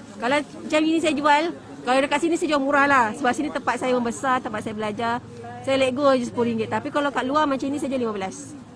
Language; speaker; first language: Malay; native; Malay